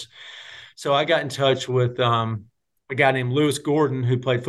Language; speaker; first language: English; native; English